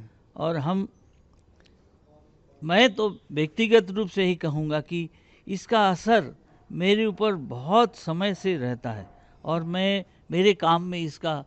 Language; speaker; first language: Hindi; native; Hindi